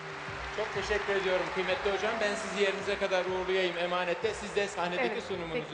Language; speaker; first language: Turkish; native; Turkish